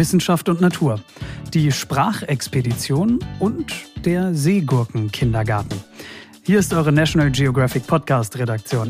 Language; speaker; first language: German; native; German